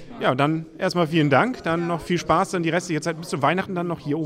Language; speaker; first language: German; native; German